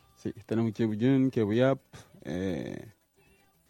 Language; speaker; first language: Catalan; non-native, learner; Mandingo